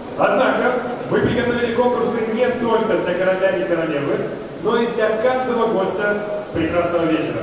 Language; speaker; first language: Russian; native; Russian